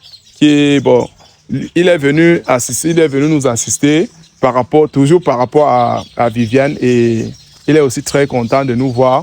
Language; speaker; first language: French; native; French